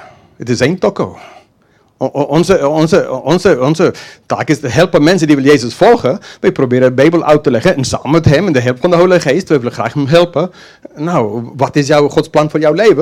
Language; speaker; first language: Dutch; non-native, fluent; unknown